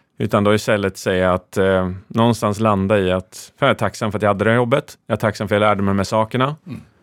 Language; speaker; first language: Swedish; native; Swedish